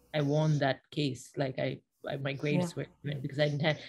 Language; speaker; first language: English; non-native, local second language; Bangla